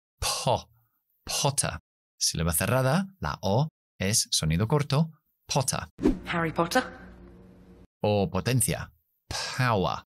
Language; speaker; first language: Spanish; non-native, fluent; English